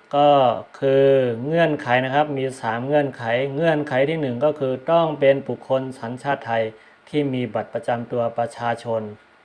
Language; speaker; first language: Thai; non-native, local second language; Shan